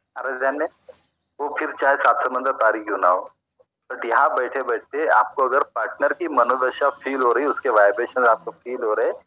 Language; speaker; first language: Hindi; non-native, local second language; Marathi